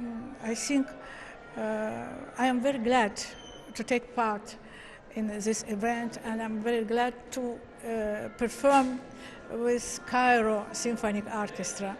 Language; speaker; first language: English; non-native, learner; Azerbaijani